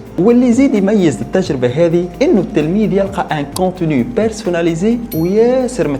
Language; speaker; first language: Arabic; native; Arabic